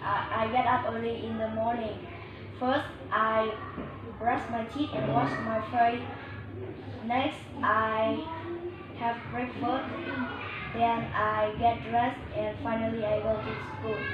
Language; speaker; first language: English; non-native, learner; Vietnamese